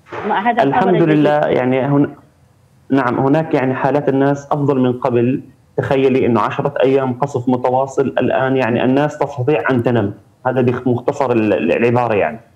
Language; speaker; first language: Arabic; native; Arabic